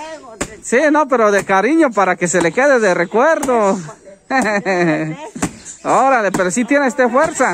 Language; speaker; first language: Spanish; native; Spanish